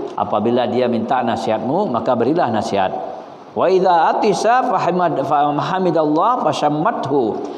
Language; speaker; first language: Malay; non-native, local second language; Minangkabau